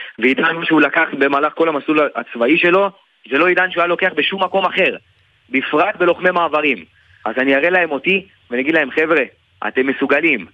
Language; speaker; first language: Hebrew; native; Hebrew